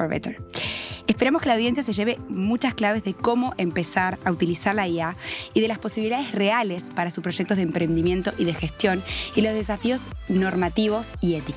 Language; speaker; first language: Spanish; native; Spanish